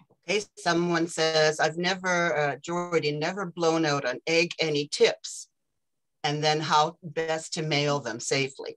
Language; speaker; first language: English; early bilingual, other home language; Ukrainian